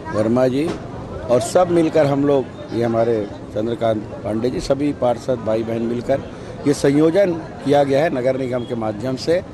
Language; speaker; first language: Hindi; native; Hindi